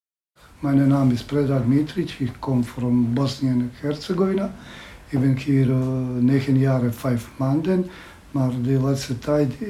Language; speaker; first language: Dutch; non-native, learner; Bosnian